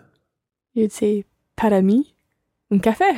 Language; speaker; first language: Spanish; non-native, learner; English